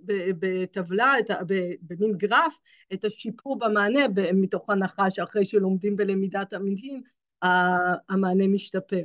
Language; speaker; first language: Hebrew; native; Hebrew